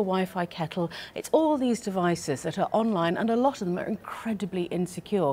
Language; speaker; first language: English; native; English